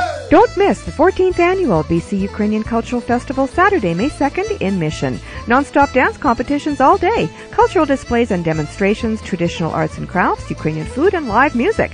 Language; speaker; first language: English; early bilingual, other home language; Ukrainian